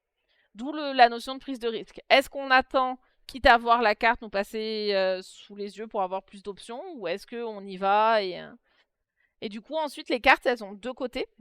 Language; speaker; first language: French; native; French